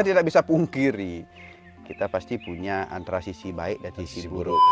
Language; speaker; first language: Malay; non-native, local second language; Balinese